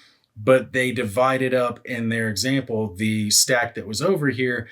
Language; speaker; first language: English; native; English